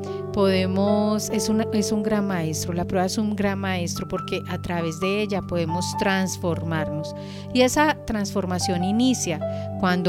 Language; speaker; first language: Spanish; native; Spanish